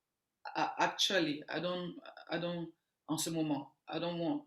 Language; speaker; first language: English; non-native, learner; French